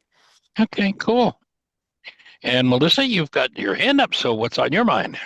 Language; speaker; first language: English; native; English